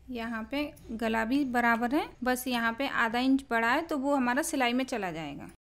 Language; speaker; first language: Hindi; native; Hindi